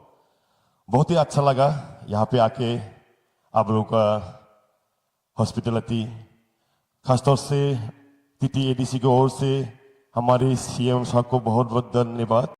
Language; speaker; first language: Hindi; non-native, local second language; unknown